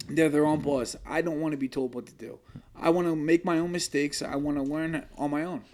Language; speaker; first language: English; native; English